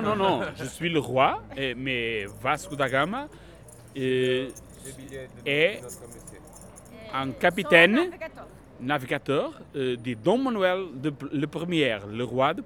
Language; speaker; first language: French; non-native, fluent; Portuguese